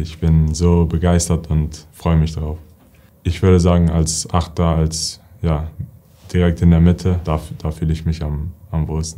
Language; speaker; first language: German; early bilingual, heritage; English